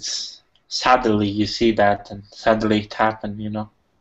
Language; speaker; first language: English; non-native, fluent; Italian